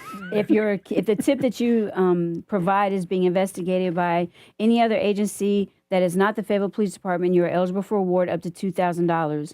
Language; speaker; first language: English; native; English